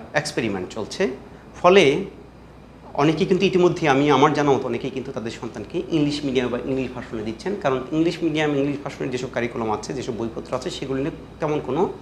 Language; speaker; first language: Bangla; native; Bangla